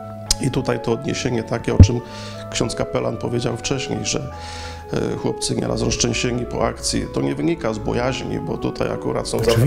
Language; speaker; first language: Polish; native; Polish